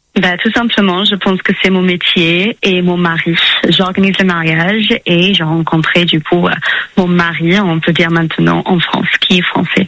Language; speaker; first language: French; non-native, fluent; English